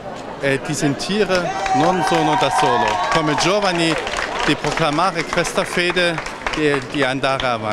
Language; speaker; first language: Italian; non-native, learner; German